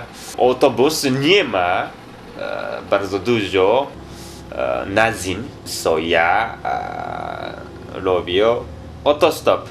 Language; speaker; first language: Polish; non-native, learner; Japanese